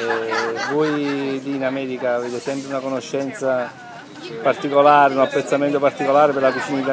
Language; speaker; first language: Italian; native; Italian